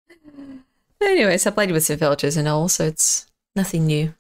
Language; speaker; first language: English; non-native, fluent; Russian